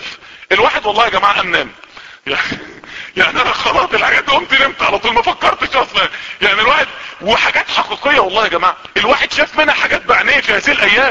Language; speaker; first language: Arabic; native; Arabic